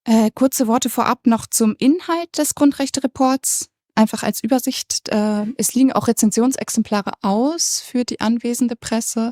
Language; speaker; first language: German; native; German